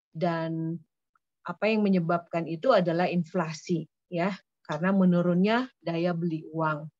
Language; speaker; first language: Indonesian; native; Indonesian